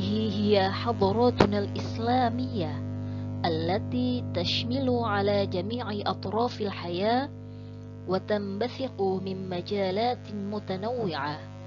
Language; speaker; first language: Arabic; non-native, fluent; Indonesian